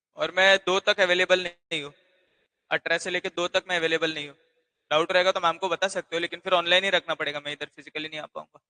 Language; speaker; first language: Hindi; non-native, local second language; Marathi